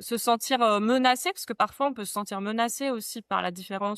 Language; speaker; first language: French; native; French